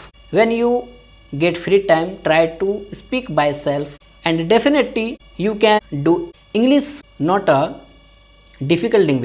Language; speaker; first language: English; non-native, learner; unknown